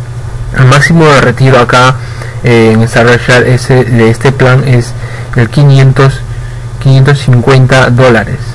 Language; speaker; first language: Spanish; native; Spanish